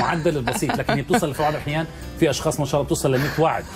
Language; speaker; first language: Arabic; native; Arabic